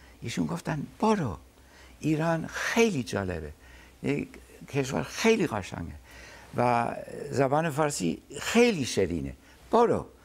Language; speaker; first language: Persian; non-native, fluent; German